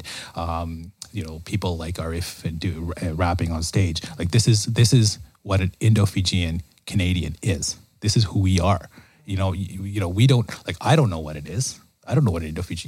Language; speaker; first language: English; native; English